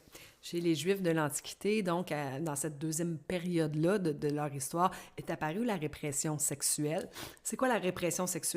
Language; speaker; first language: French; native; French